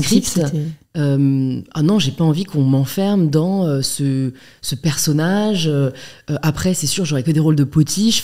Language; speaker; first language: French; native; French